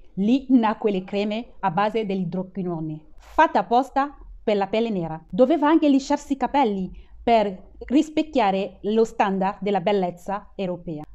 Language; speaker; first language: Italian; non-native, fluent; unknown